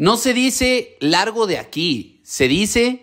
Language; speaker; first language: Spanish; native; Spanish